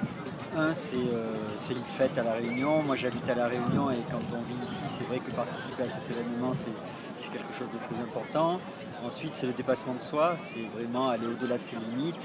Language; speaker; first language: French; native; French